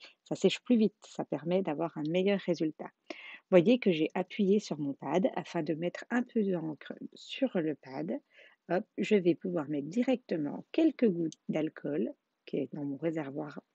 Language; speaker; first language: French; native; French